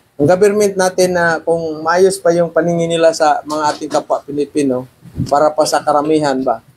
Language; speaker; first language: Filipino; non-native, local second language; Cebuano